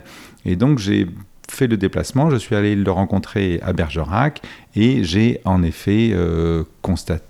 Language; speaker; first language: French; native; French